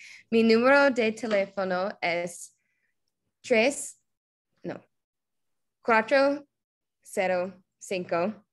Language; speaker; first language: Spanish; non-native, learner; English